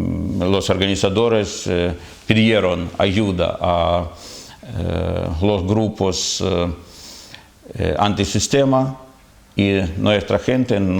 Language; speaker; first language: Spanish; non-native, fluent; Ukrainian